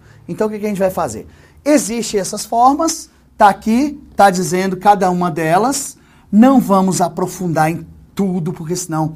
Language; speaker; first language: Portuguese; native; Portuguese